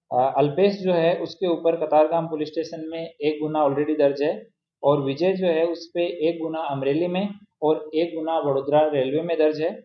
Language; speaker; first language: Hindi; non-native, local second language; Gujarati